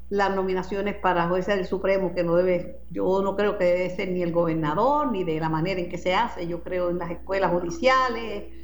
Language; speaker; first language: Spanish; native; Spanish